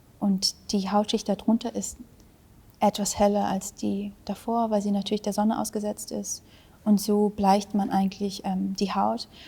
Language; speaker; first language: German; early bilingual, other home language; Vietnamese